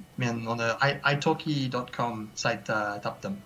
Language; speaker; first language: Kazakh; non-native, learner; English